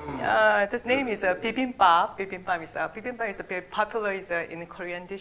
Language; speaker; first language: English; non-native, learner; Korean